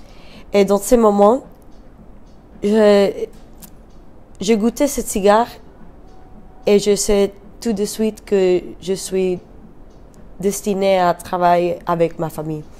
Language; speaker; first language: French; non-native, learner; Spanish